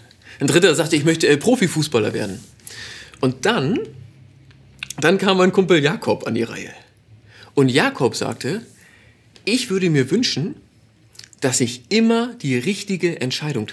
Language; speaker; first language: German; native; German